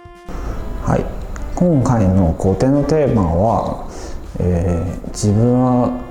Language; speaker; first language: Japanese; non-native, fluent; Chinese